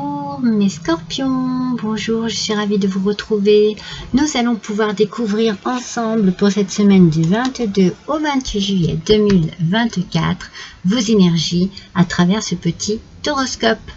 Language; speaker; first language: French; native; French